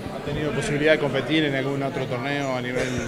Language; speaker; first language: Spanish; native; Spanish